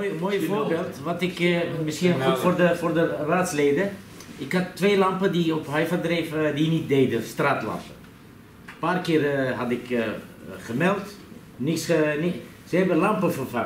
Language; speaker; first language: Dutch; non-native, fluent; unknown